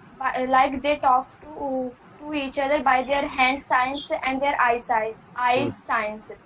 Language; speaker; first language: English; non-native, learner; Hindi